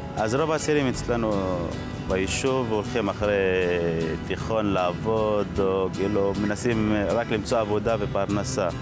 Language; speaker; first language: Hebrew; non-native, local second language; Arabic